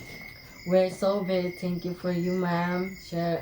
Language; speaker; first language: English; non-native, learner; Cebuano